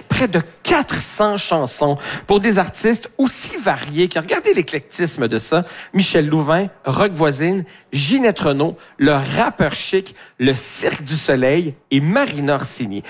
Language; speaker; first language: French; native; French